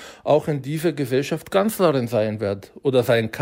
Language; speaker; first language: German; non-native, fluent; Arabic